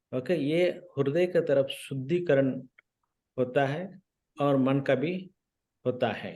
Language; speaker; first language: Hindi; non-native, local second language; Marathi